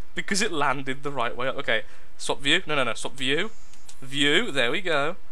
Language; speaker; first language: English; native; English